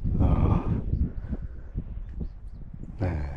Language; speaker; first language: Korean; native; Korean